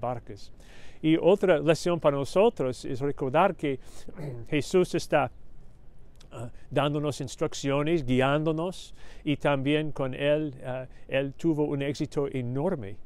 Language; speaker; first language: Spanish; non-native, learner; English